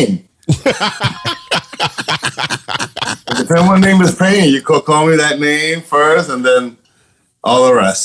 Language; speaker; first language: English; non-native, fluent; Spanish